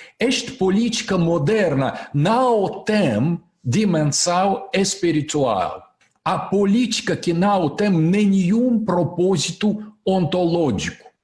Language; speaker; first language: Portuguese; non-native, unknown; Russian